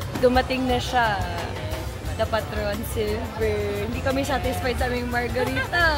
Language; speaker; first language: Filipino; non-native, local second language; Cebuano